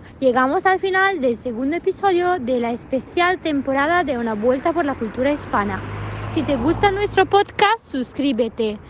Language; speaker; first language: Spanish; non-native, fluent; Italian